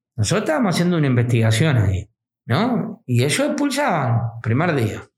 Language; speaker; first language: Spanish; native; Spanish